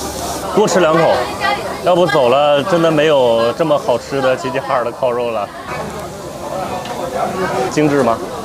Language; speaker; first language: Chinese; native; Chinese